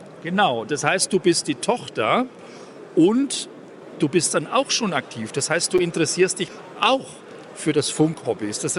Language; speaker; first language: German; native; German